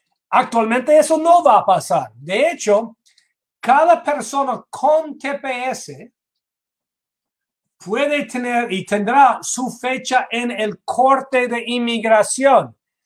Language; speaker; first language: Spanish; non-native, fluent; English